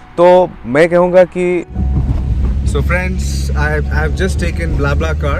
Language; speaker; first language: Hindi; native; Hindi